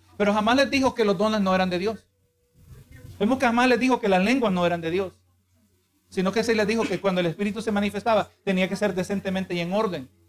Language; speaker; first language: Spanish; native; Spanish